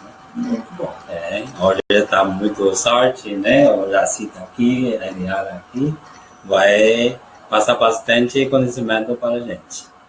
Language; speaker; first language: Portuguese; non-native, learner; Chinese